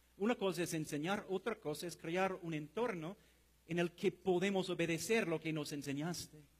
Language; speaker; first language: Spanish; non-native, fluent; English